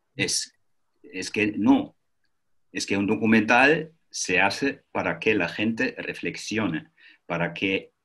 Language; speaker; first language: Spanish; non-native, fluent; German